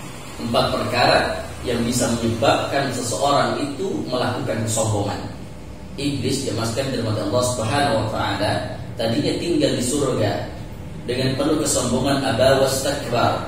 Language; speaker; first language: Indonesian; native; Indonesian